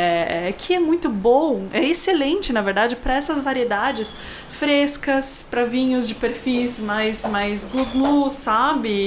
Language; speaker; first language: Portuguese; native; Portuguese